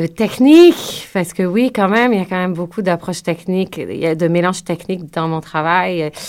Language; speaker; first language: French; native; French